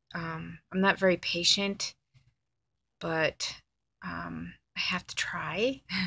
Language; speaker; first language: English; native; English